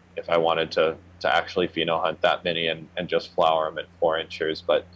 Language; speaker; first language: English; native; English